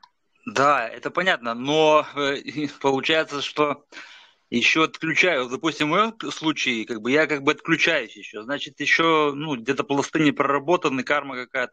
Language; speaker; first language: Russian; native; Russian